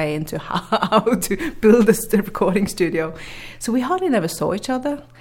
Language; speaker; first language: English; non-native, fluent; Norwegian